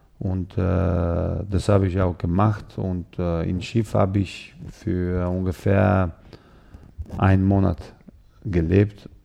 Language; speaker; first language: German; non-native, fluent; Albanian